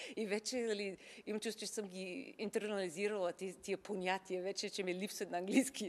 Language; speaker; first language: Bulgarian; non-native, fluent; English